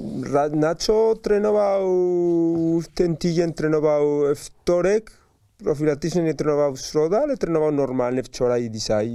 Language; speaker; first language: Polish; non-native, learner; Spanish